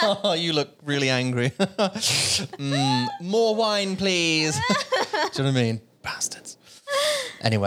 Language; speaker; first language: English; native; English